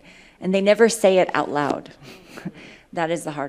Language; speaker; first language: English; early bilingual, other home language; Vietnamese